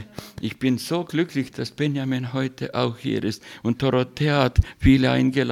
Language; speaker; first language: German; non-native, learner; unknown